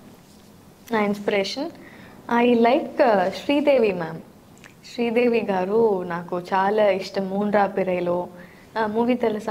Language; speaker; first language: Telugu; non-native, learner; Tamil